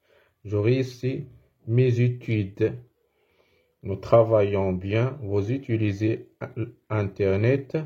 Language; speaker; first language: French; non-native, fluent; Arabic